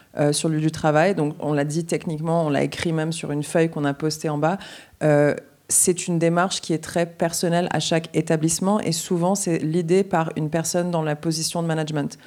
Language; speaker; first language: French; native; French